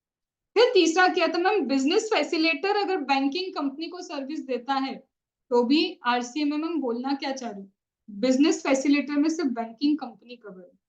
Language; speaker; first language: Hindi; native; Hindi